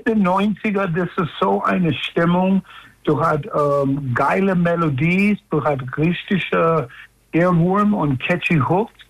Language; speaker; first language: German; non-native, learner; English